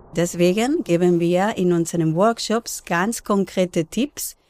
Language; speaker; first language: German; non-native, fluent; Spanish